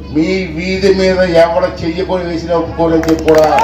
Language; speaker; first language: Telugu; native; Telugu